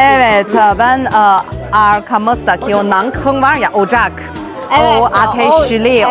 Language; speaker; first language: Turkish; non-native, learner; Chinese